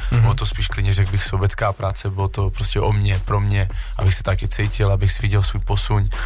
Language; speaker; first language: Czech; early bilingual, other home language; French